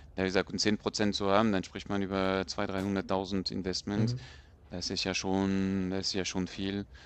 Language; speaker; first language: German; non-native, fluent; French